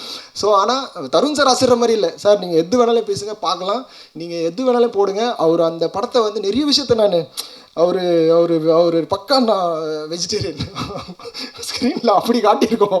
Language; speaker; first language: Tamil; native; Tamil